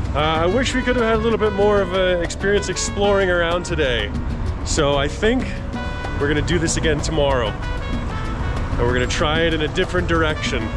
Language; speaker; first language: English; native; English